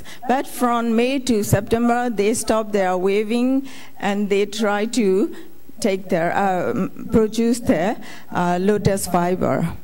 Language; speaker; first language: English; non-native, fluent; Burmese